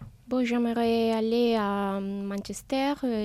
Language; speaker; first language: French; non-native, fluent; Spanish